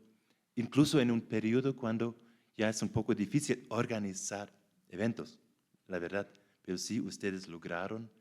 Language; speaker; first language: Spanish; non-native, fluent; German